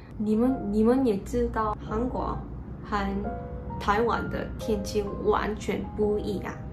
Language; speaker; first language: Chinese; non-native, learner; Korean